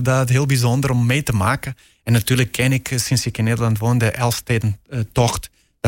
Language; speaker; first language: Dutch; non-native, fluent; Portuguese